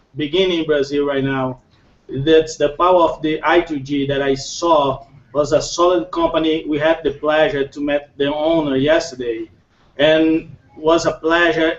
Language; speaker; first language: English; non-native, fluent; Portuguese